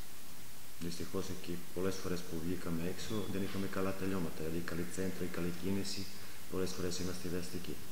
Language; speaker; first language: Greek; non-native, fluent; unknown